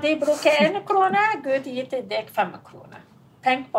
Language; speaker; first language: Norwegian; non-native, learner; Arabic